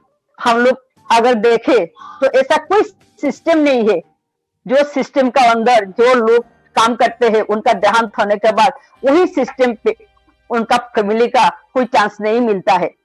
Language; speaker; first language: Hindi; non-native, local second language; Bangla